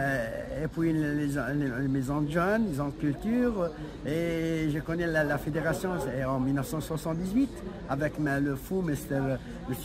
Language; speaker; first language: French; non-native, local second language; Arabic